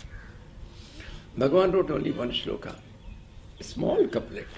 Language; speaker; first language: English; non-native, local second language; Tamil